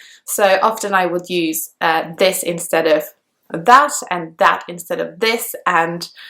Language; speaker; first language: English; non-native, fluent; Polish